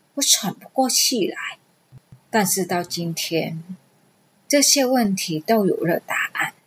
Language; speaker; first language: Chinese; non-native, fluent; Vietnamese